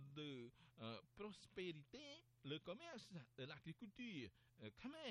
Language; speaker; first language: French; non-native, learner; Khmer